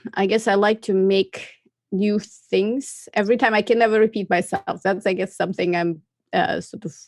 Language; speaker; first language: English; non-native, fluent; Russian